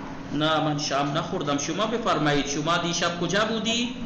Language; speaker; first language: Persian; non-native, fluent; Urdu